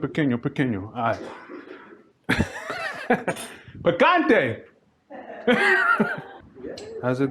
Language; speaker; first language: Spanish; non-native, learner; English